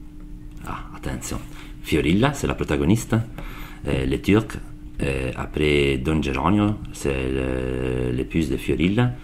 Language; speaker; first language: French; non-native, learner; Italian